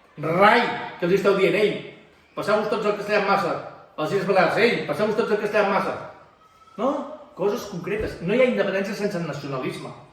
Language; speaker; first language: Catalan; native; Catalan